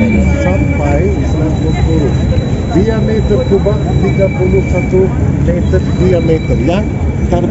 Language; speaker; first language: Indonesian; non-native, learner; Turkish